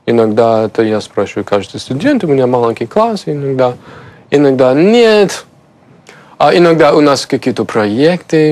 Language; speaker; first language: Russian; non-native, learner; English